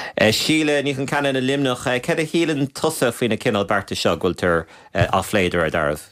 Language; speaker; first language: Irish; native; Irish